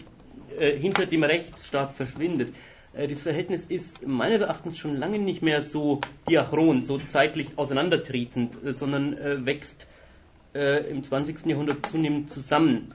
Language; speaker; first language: German; native; German